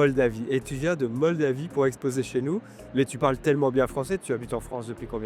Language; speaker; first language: French; native; French